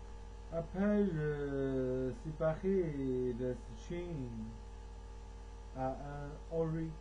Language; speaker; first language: French; non-native, learner; Chinese